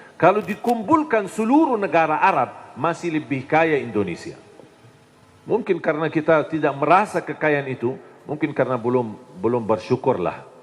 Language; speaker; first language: Indonesian; non-native, fluent; Arabic